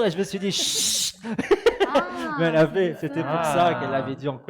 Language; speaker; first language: French; native; French